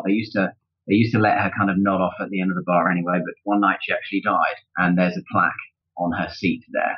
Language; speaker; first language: English; native; English